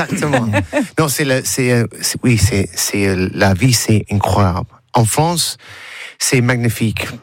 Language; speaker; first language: French; non-native, learner; English